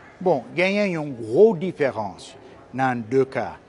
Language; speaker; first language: Haitian Creole; non-native, fluent; English